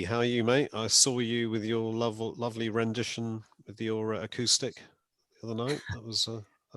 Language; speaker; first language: English; native; English